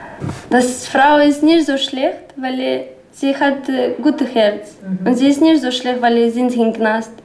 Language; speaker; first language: German; non-native, learner; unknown